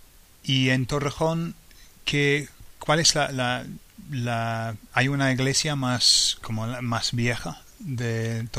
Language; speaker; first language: Spanish; non-native, fluent; English